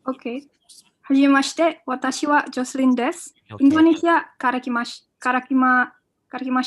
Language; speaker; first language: Japanese; non-native, learner; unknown